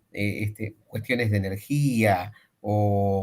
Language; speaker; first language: Spanish; native; Spanish